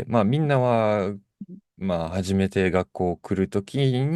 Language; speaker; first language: Japanese; non-native, fluent; Russian